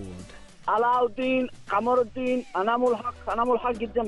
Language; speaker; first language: Arabic; non-native, learner; Bangla